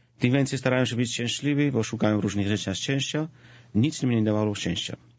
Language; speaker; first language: Polish; non-native, fluent; Georgian